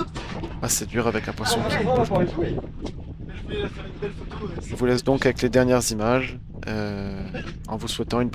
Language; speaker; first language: French; native; French